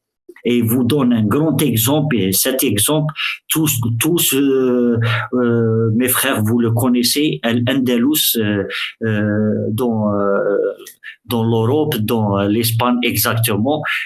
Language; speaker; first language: French; early bilingual, other home language; Arabic